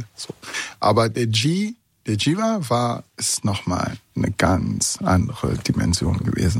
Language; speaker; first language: German; early bilingual, other home language; Kurdish